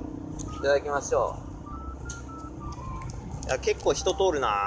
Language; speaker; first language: Japanese; native; Japanese